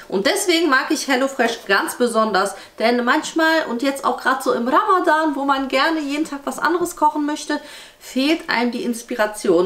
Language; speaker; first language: German; native; German